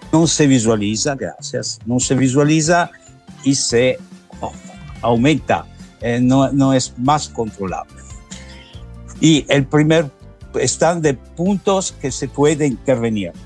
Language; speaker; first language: Spanish; non-native, learner; Italian